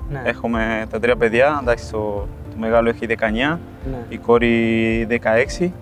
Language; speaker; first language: Greek; non-native, fluent; Spanish